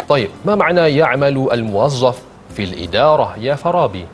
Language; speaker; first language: Arabic; non-native, fluent; Malay